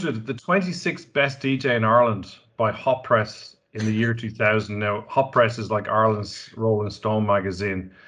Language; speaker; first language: English; native; English